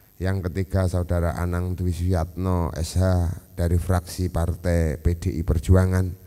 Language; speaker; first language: Indonesian; native; Indonesian